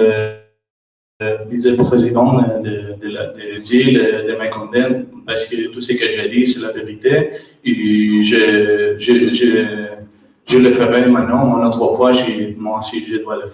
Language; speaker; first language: French; non-native, learner; Catalan